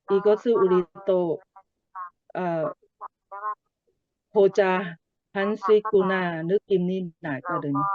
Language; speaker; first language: Korean; non-native, learner; Thai